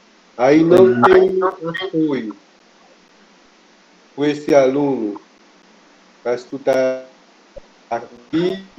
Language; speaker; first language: Portuguese; non-native, local second language; Kayapó